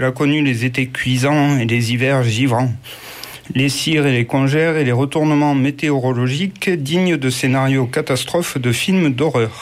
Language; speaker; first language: French; native; French